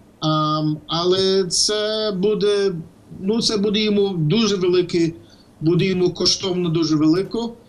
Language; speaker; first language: Ukrainian; early bilingual, heritage; Ukrainian